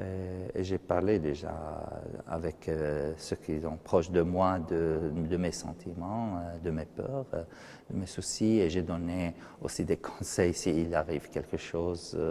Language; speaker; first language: French; non-native, fluent; Arabic